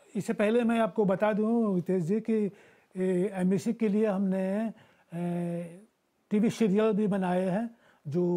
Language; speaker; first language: Hindi; early bilingual, heritage; Bhojpuri